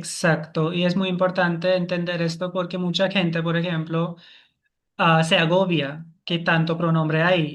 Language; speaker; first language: Spanish; non-native, fluent; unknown